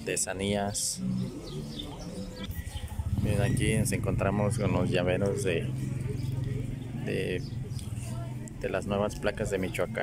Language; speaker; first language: Spanish; native; Spanish